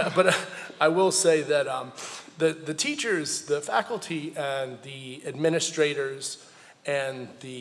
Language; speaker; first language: English; native; English